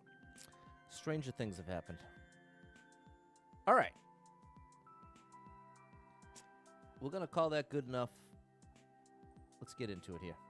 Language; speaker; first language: English; native; English